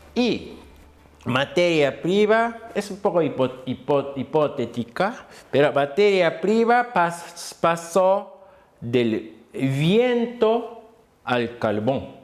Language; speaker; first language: Spanish; non-native, fluent; Japanese